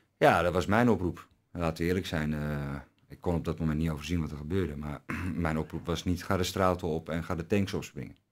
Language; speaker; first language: Dutch; early bilingual, other home language; Turkish